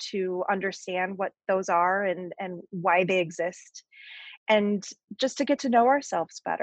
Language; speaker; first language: English; native; English